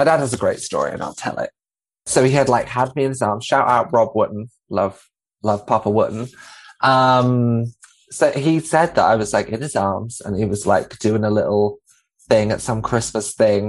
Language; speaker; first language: English; native; English